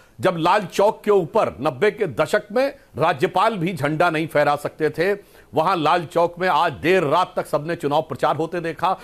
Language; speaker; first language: Hindi; native; Hindi